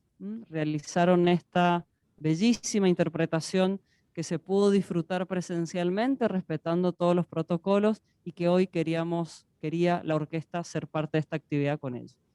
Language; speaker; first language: Spanish; native; Spanish